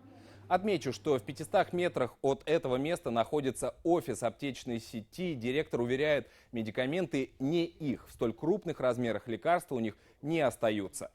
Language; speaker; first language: Russian; native; Russian